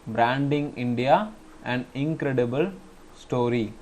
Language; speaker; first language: English; non-native, local second language; Tamil